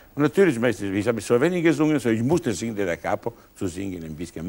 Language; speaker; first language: German; non-native, learner; Italian